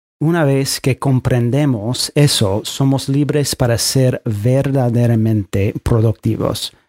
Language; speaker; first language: Spanish; non-native, fluent; English